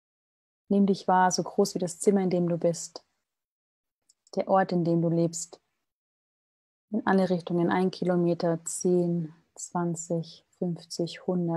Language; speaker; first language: German; native; German